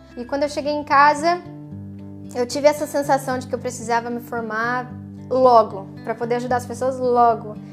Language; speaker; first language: Portuguese; native; Portuguese